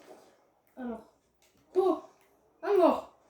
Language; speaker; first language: French; native; French